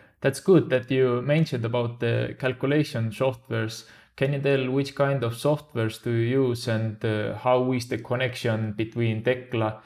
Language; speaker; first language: English; non-native, fluent; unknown